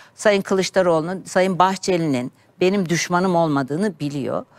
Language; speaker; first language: Turkish; native; Turkish